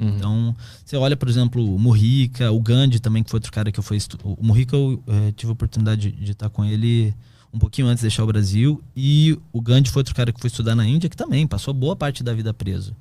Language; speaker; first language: Portuguese; native; Portuguese